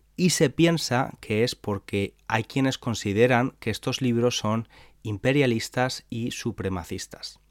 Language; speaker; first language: Spanish; native; Spanish